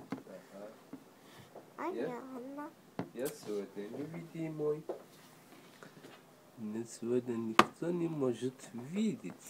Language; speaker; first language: Russian; early bilingual, heritage; Russian